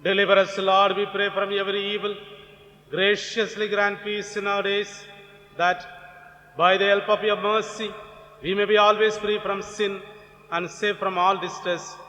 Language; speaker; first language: English; non-native, local second language; Gujarati